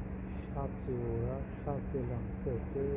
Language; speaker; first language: Romanian; non-native, learner; Bangla